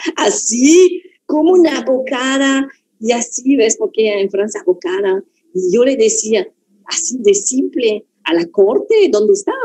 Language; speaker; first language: Spanish; non-native, fluent; French